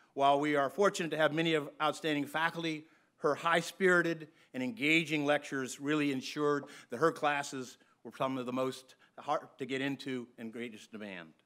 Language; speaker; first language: English; native; English